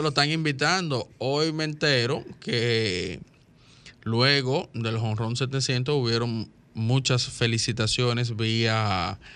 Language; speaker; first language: Spanish; native; Spanish